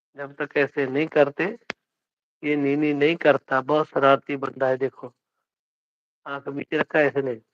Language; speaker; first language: Hindi; non-native, local second language; Punjabi